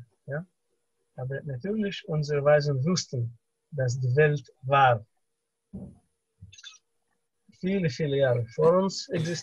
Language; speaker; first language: German; non-native, fluent; Russian